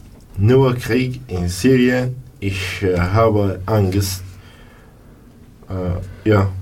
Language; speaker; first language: German; non-native, learner; Arabic